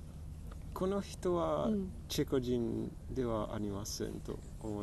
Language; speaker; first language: Japanese; non-native, learner; Czech